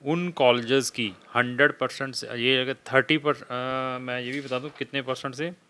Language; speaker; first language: Hindi; non-native, local second language; Punjabi